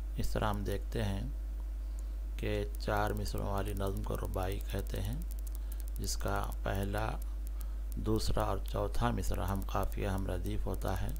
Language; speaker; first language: Urdu; native; Urdu